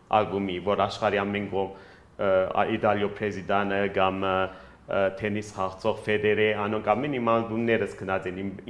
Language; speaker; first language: Armenian; early bilingual, heritage; Armenian